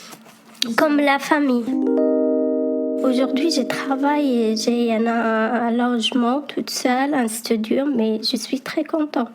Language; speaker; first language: French; non-native, learner; Arabic